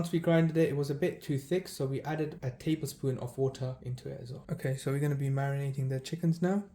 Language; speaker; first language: English; early bilingual, other home language; Tamil